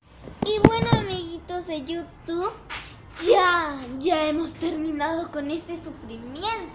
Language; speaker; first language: Spanish; native; Spanish